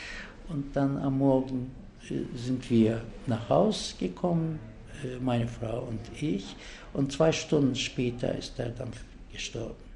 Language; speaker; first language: German; non-native, fluent; Turkish